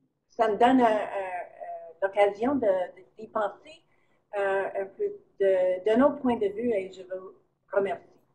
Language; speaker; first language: French; non-native, fluent; English